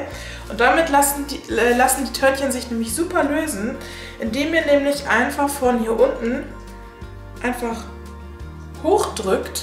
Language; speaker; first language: German; native; German